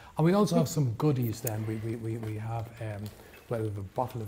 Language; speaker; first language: English; native; English